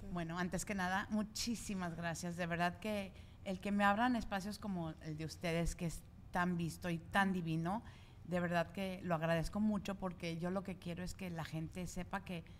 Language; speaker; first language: Spanish; native; Spanish